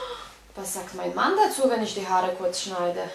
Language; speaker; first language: German; non-native, fluent; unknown